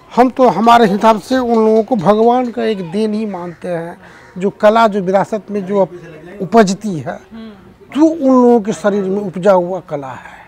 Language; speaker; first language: Hindi; native; Hindi